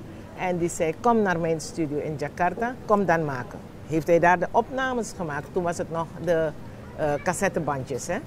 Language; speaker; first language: Dutch; non-native, local second language; Javanese